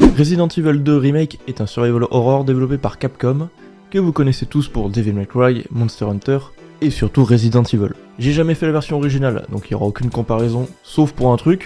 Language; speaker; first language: French; native; French